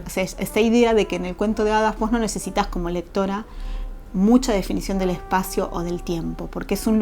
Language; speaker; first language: Spanish; native; Spanish